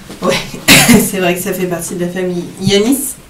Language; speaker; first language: French; native; French